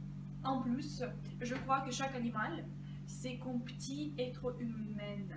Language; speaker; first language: French; non-native, fluent; Russian